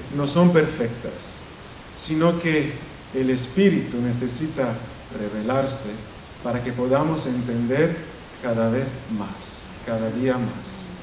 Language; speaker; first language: Spanish; non-native, fluent; Italian